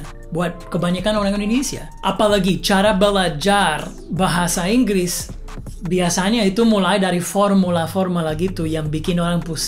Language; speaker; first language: Indonesian; non-native, fluent; English